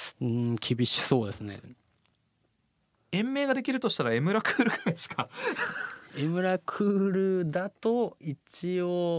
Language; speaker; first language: Japanese; native; Japanese